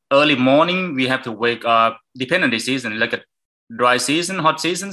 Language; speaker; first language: English; non-native, learner; Thai